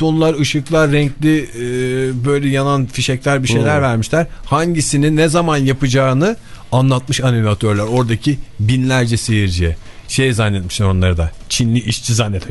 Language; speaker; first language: Turkish; native; Turkish